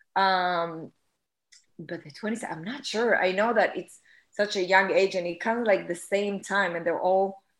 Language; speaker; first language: English; non-native, fluent; Hebrew